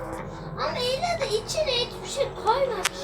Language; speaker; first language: Turkish; native; Turkish